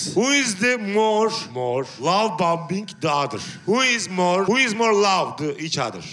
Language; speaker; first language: English; non-native, learner; Turkish